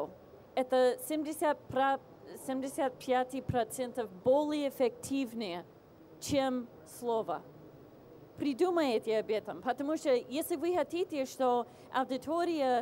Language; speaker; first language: Russian; non-native, fluent; English